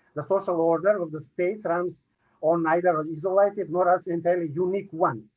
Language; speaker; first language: English; non-native, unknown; Macedonian